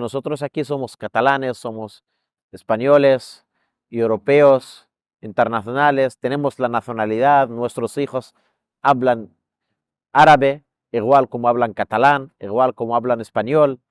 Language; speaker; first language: Spanish; non-native, fluent; Arabic